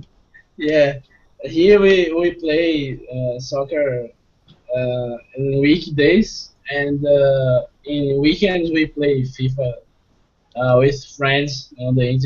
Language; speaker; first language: English; non-native, fluent; Portuguese